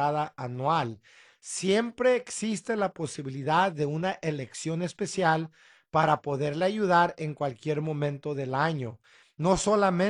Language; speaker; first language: Spanish; early bilingual, heritage; Spanish